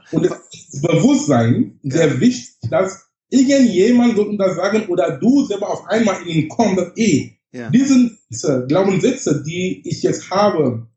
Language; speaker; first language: German; non-native, fluent; English